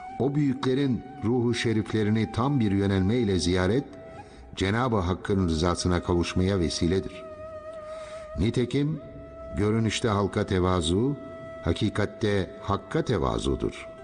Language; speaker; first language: Turkish; native; Turkish